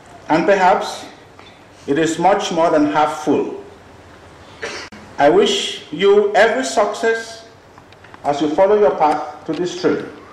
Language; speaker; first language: English; non-native, local second language; Igbo